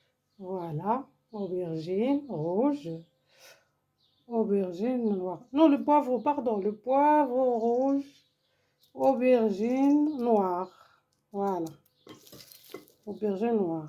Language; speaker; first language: French; non-native, learner; Arabic